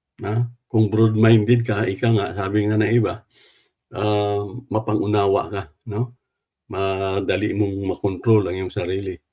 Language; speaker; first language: Filipino; non-native, local second language; Cebuano